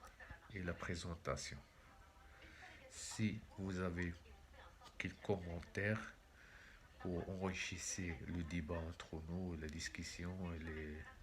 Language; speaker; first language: French; non-native, local second language; Arabic